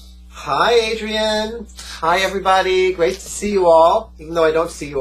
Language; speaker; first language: English; native; English